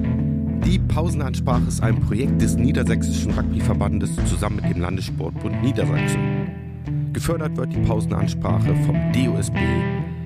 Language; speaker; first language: German; native; German